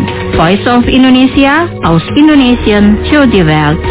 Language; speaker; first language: German; non-native, fluent; Indonesian